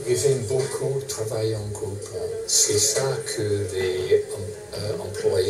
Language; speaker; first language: French; non-native, fluent; English